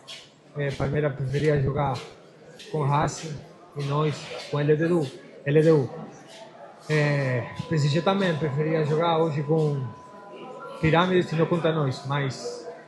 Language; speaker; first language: Portuguese; non-native, fluent; Spanish